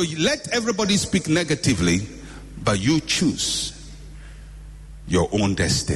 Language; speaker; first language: English; non-native, local second language; Akan